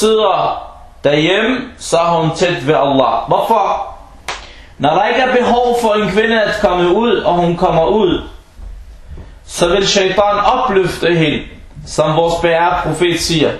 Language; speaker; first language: Danish; non-native, fluent; Arabic